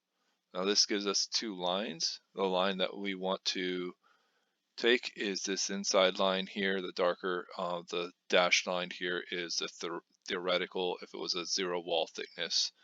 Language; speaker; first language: English; native; English